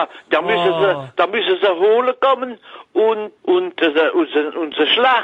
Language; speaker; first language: German; non-native, learner; French